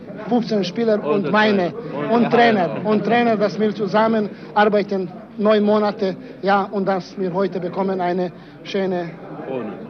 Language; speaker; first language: German; non-native, learner; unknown